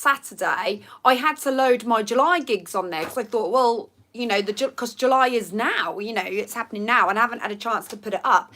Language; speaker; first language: English; native; English